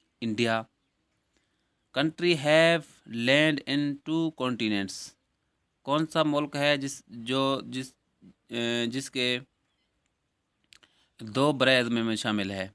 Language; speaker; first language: Urdu; native; Urdu